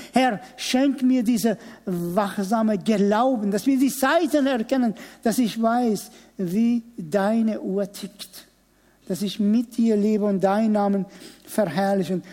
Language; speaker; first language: German; non-native, fluent; Persian